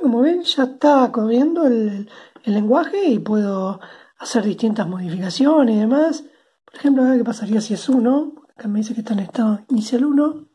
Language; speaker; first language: Spanish; native; Spanish